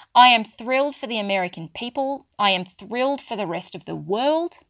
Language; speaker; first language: English; native; English